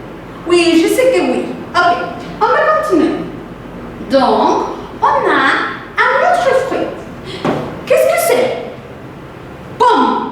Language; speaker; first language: French; non-native, fluent; Spanish